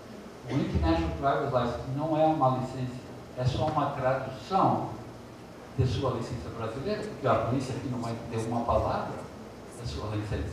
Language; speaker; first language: Portuguese; early bilingual, heritage; Portuguese